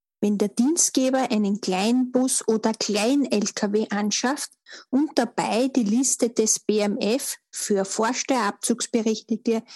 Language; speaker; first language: German; native; German